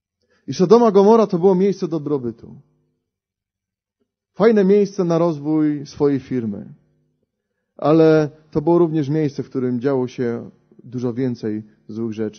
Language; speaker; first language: Polish; native; Polish